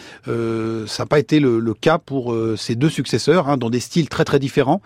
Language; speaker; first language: French; native; French